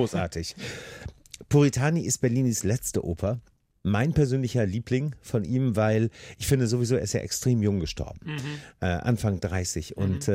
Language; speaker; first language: German; native; German